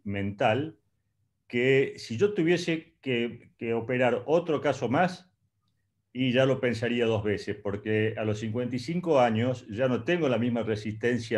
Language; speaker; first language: Spanish; native; Spanish